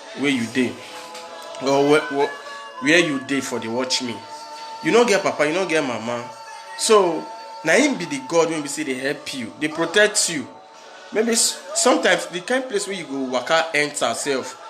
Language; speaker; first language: Nigerian Pidgin; native; Nigerian Pidgin